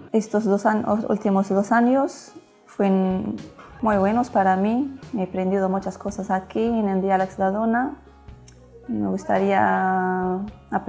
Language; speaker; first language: Spanish; non-native, learner; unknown